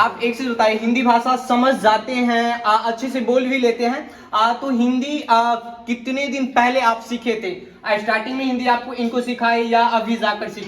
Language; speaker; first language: Hindi; native; Hindi